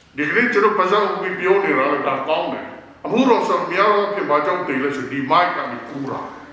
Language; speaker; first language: Burmese; non-native, local second language; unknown